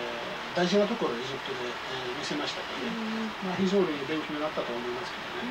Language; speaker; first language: Japanese; non-native, fluent; Arabic